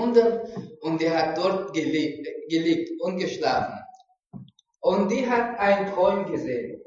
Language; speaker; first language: German; non-native, learner; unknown